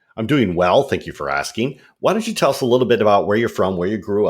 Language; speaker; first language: English; native; English